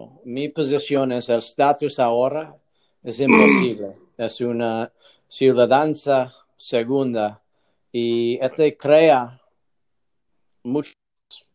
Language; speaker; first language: Spanish; non-native, learner; English